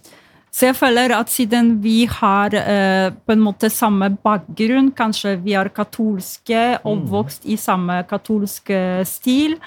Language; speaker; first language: Norwegian; non-native, fluent; Polish